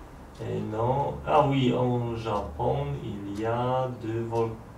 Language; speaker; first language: French; non-native, learner; Polish